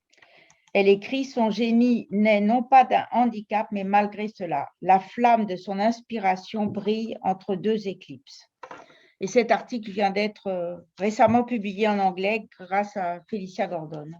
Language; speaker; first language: French; native; French